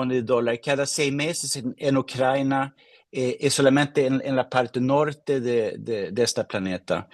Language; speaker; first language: Spanish; non-native, fluent; Swedish